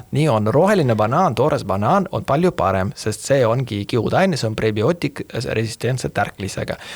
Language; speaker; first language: Estonian; non-native, fluent; Russian